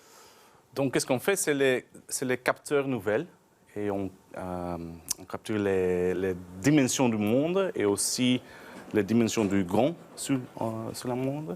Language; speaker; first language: French; non-native, learner; Dutch